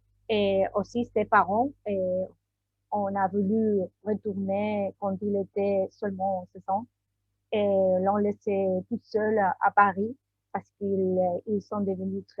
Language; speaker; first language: French; non-native, learner; Spanish